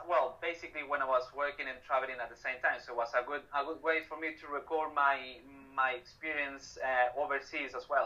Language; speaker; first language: English; non-native, fluent; Spanish